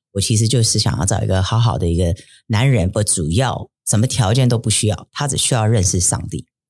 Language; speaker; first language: Chinese; early bilingual, heritage; Chinese